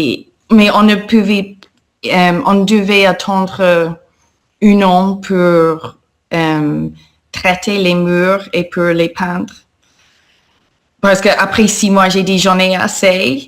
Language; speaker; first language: French; non-native, fluent; English